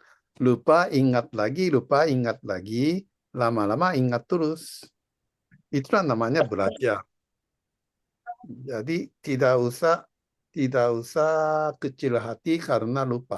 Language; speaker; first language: Indonesian; non-native, fluent; Japanese